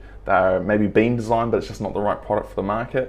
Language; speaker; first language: English; native; English